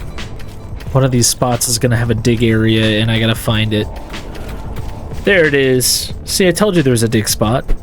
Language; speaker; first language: English; native; English